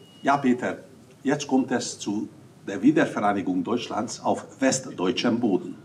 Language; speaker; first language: German; non-native, fluent; Hungarian